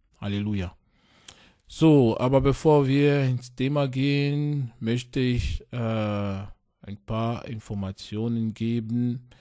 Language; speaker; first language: German; non-native, fluent; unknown